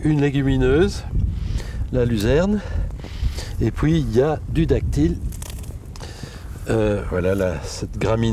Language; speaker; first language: French; native; French